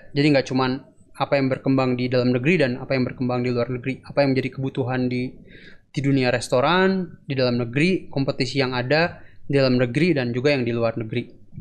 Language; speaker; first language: Indonesian; native; Indonesian